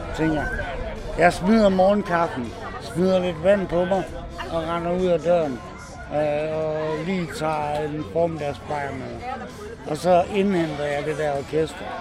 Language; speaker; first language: Danish; native; Danish